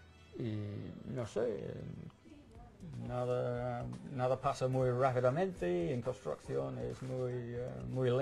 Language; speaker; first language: Spanish; non-native, learner; English